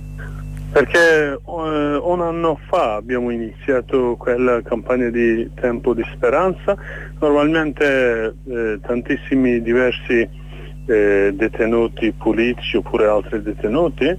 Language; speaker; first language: Italian; non-native, fluent; Kurdish